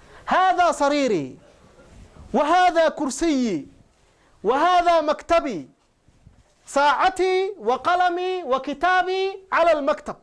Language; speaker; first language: Arabic; non-native, local second language; Somali